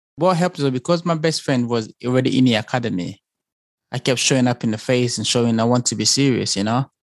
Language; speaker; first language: English; early bilingual, other home language; Lingala